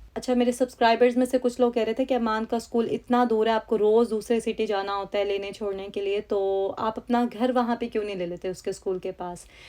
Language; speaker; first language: Urdu; native; Urdu